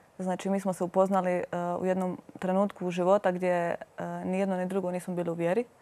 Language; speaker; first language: Croatian; native; Croatian